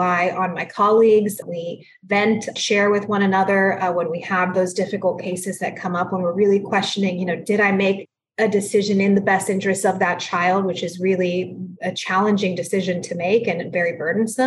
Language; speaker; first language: English; early bilingual, other home language; Spanish